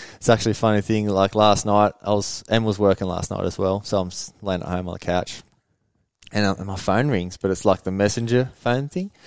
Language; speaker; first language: English; early bilingual, other home language; Swedish